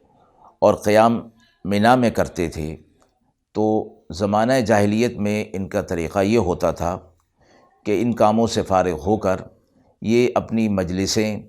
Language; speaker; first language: Urdu; native; Urdu